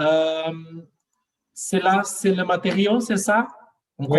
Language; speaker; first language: French; non-native, learner; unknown